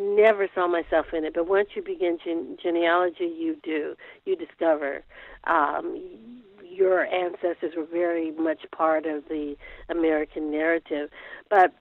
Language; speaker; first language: English; native; English